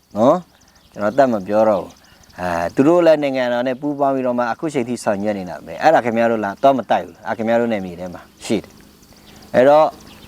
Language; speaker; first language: Burmese; non-native, local second language; Pa'o Karen